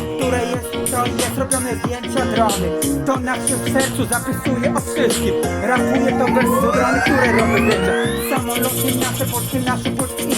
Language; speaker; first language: Polish; native; Polish